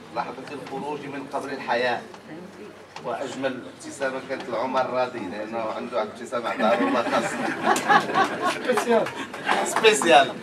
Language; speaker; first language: Arabic; native; Arabic